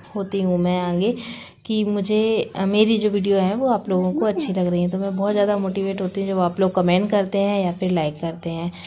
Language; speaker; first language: Hindi; native; Hindi